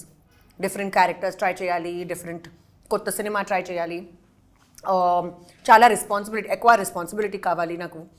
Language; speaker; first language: Telugu; non-native, learner; Hindi